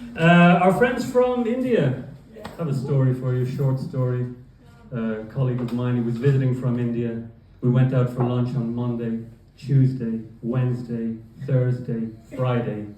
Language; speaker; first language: English; native; English